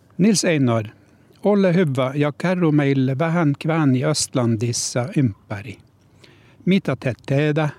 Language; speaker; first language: Finnish; early bilingual, heritage; Norwegian